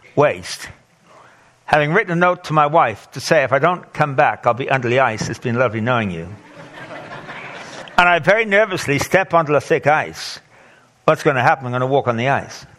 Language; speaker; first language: English; native; English